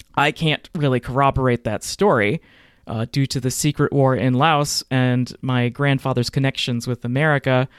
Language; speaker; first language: English; native; English